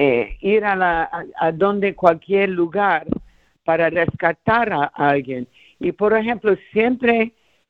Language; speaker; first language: Spanish; early bilingual, heritage; Spanish